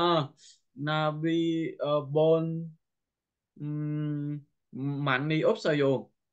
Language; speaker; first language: Korean; non-native, learner; Vietnamese